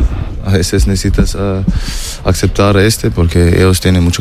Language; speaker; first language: Spanish; non-native, learner; German